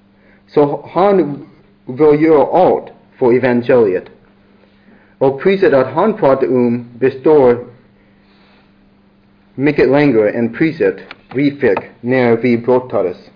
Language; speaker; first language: Swedish; non-native, learner; English